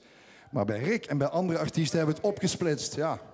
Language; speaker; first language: Dutch; native; Dutch